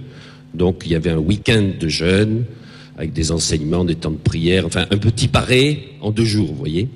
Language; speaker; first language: French; native; French